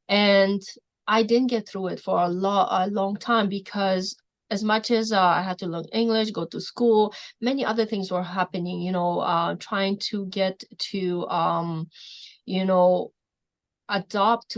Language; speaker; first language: English; non-native, fluent; Polish